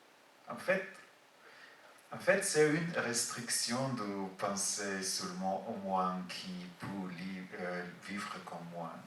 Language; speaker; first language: French; non-native, fluent; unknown